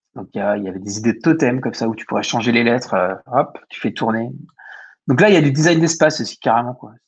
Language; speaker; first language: French; native; French